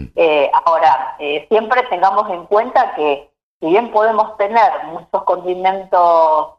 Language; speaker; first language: Spanish; native; Spanish